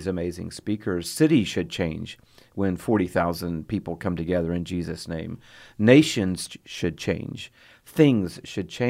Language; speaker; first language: English; native; English